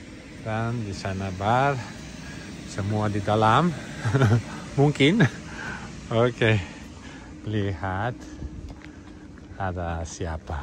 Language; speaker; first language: Indonesian; non-native, learner; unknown